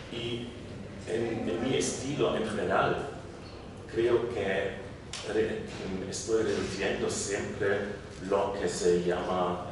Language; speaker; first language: Spanish; non-native, learner; German